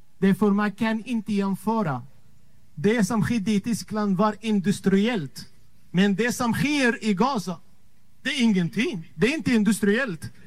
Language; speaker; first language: Swedish; non-native, fluent; Arabic